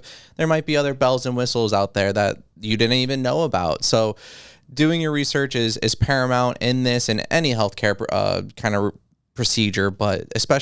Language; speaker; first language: English; native; English